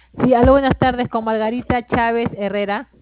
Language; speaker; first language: Spanish; native; Spanish